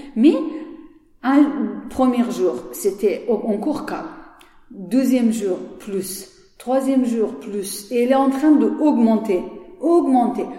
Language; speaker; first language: French; non-native, learner; Persian